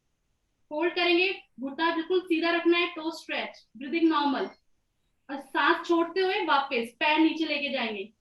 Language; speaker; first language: Hindi; native; Hindi